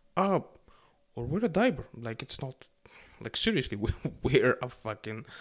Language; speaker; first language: English; non-native, fluent; Arabic